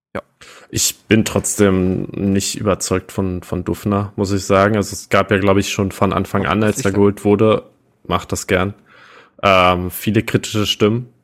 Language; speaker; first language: German; native; German